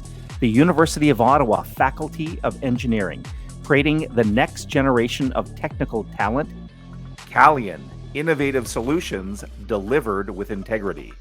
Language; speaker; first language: English; native; English